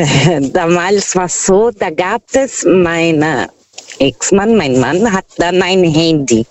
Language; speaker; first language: German; non-native, fluent; Portuguese